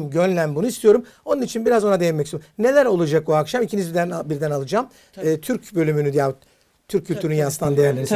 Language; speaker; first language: Turkish; native; Turkish